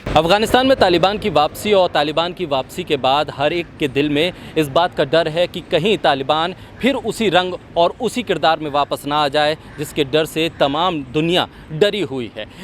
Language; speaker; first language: Hindi; native; Hindi